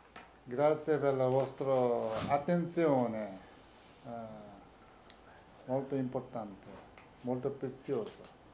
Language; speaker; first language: Italian; non-native, learner; Tibetan